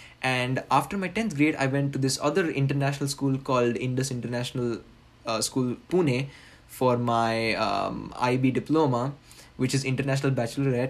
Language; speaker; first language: English; non-native, local second language; Marathi